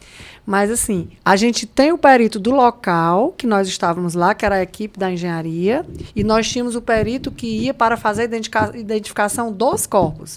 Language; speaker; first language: Portuguese; native; Portuguese